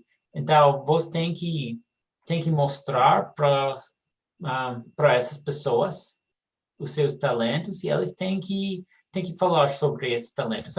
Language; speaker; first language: Portuguese; non-native, fluent; English